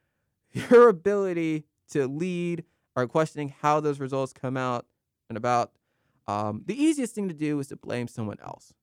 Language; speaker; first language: English; native; English